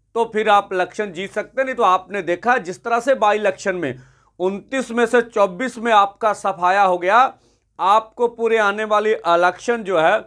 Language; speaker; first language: Hindi; non-native, local second language; Punjabi